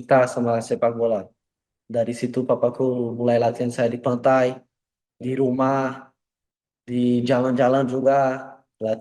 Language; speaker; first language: Indonesian; non-native, learner; Portuguese